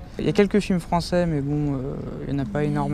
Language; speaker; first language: French; native; French